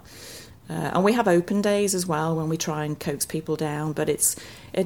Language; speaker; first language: English; native; English